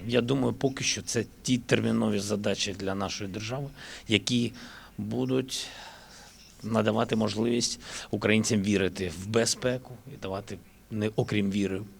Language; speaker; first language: Ukrainian; native; Ukrainian